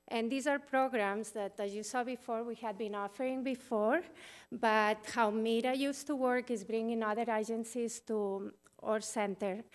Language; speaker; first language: English; non-native, fluent; Spanish